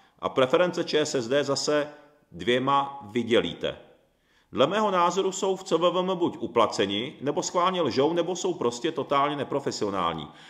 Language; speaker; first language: Czech; early bilingual, other home language; Japanese